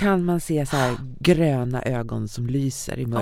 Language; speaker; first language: Swedish; native; Swedish